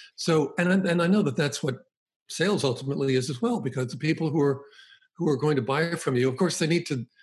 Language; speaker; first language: English; native; English